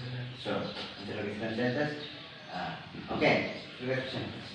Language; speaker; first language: English; non-native, learner; Indonesian